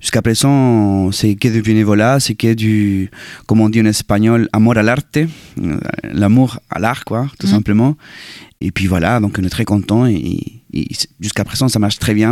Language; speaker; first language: French; non-native, fluent; Spanish